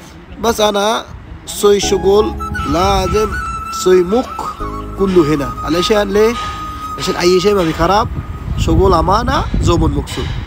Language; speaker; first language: Arabic; non-native, learner; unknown